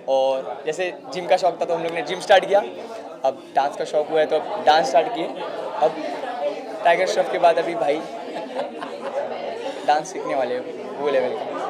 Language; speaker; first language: Hindi; native; Hindi